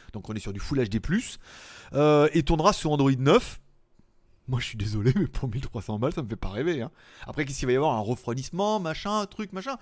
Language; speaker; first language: French; native; French